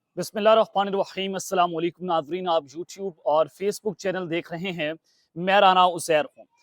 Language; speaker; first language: Urdu; non-native, local second language; Punjabi